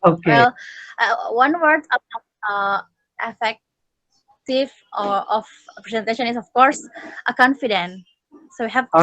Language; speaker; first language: English; non-native, learner; Indonesian